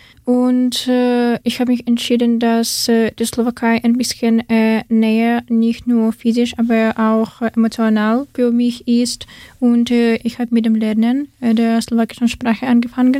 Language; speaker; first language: German; non-native, learner; Ukrainian